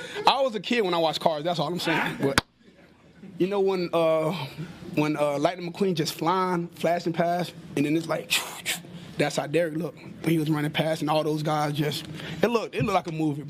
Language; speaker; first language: English; native; English